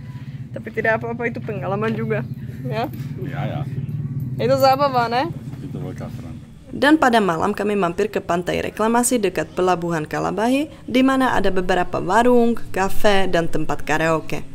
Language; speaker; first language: Indonesian; non-native, fluent; Czech